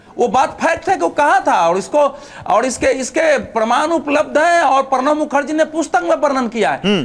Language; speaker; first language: Hindi; native; Hindi